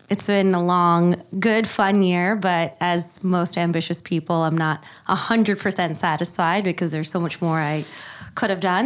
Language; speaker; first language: English; early bilingual, other home language; Kannada